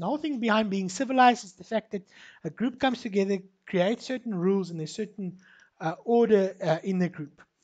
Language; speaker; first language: English; non-native, local second language; Afrikaans